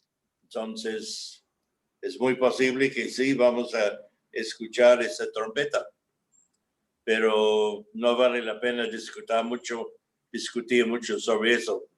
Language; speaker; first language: Spanish; non-native, fluent; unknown